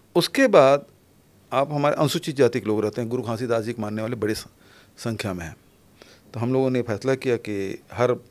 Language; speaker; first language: Hindi; native; Hindi